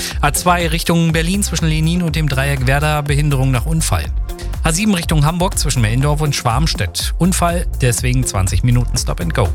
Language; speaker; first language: German; native; German